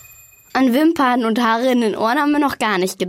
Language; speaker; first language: German; native; German